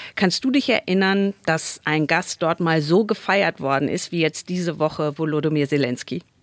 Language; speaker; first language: German; native; German